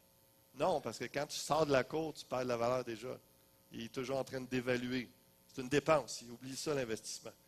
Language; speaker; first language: French; native; French